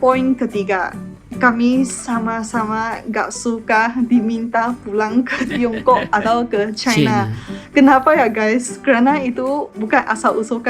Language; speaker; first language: Indonesian; non-native, fluent; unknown